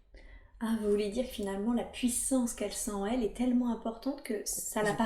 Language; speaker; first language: French; native; French